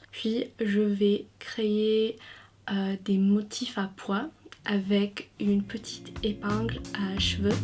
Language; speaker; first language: French; non-native, fluent; English